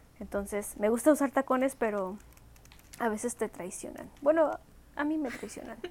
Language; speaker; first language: Spanish; early bilingual, heritage; Spanish